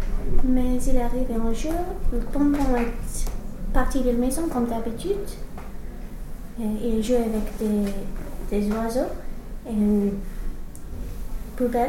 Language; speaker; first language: French; non-native, learner; English